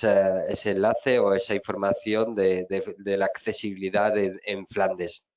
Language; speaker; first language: Spanish; native; Spanish